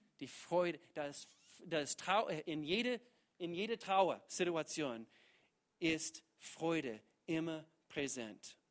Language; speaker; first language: German; non-native, fluent; English